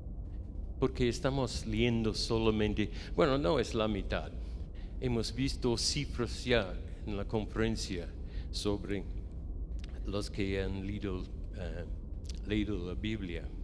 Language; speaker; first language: Spanish; non-native, fluent; English